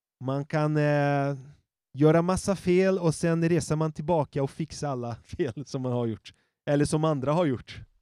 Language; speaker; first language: Swedish; non-native, fluent; Portuguese